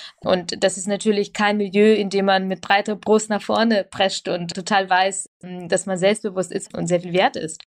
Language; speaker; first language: German; early bilingual, other home language; Russian